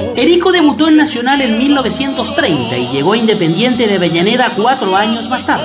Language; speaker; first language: Spanish; native; Spanish